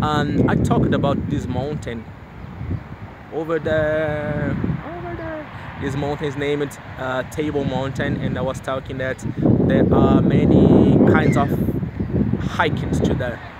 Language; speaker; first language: English; non-native, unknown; Portuguese